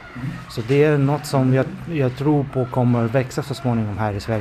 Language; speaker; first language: Swedish; non-native, fluent; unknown